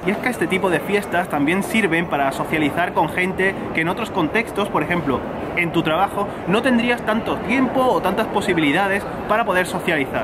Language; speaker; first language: Spanish; native; Spanish